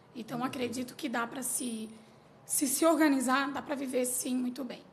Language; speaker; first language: Portuguese; native; Portuguese